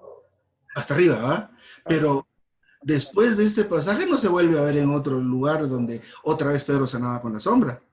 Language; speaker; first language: Spanish; native; Spanish